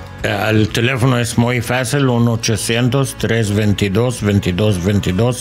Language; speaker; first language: Spanish; non-native, learner; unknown